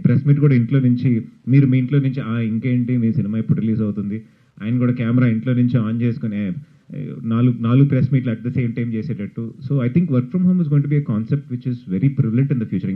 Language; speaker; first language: Telugu; native; Telugu